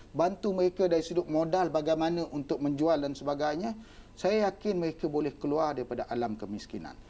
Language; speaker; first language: Malay; non-native, local second language; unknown